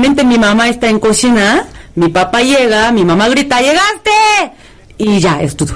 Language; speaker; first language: Spanish; non-native, fluent; Korean